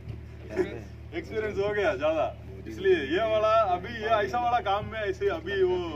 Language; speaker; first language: Hindi; non-native, local second language; Tamil